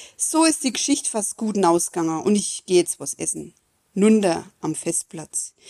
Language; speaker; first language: German; native; German